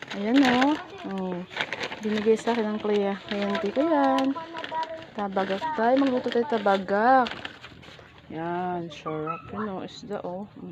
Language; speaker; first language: Filipino; non-native, local second language; Hiligaynon